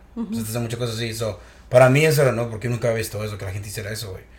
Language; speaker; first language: Spanish; early bilingual, heritage; Spanish